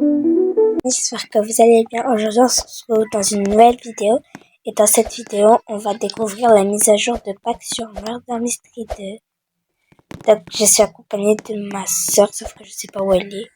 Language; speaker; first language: French; native; French